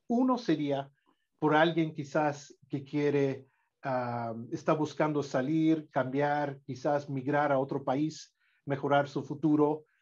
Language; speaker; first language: Spanish; non-native, fluent; English